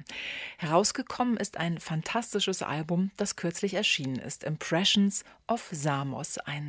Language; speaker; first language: German; native; German